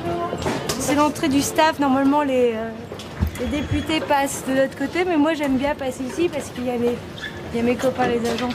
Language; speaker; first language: French; native; French